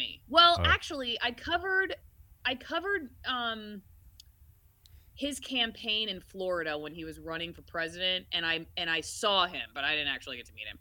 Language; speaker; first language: English; native; English